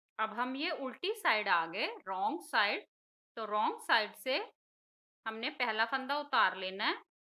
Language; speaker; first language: Hindi; native; Hindi